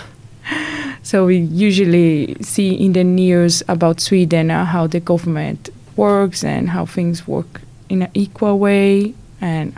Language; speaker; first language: English; non-native, fluent; Portuguese